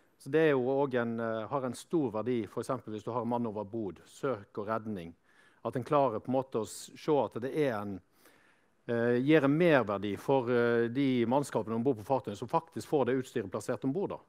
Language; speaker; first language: Norwegian; native; Norwegian